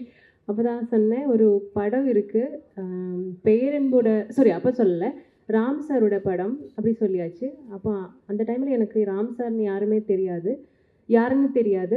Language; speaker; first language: Tamil; non-native, learner; Malayalam